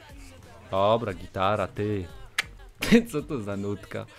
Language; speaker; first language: Polish; native; Polish